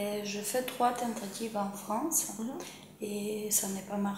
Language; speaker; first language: French; non-native, fluent; Ukrainian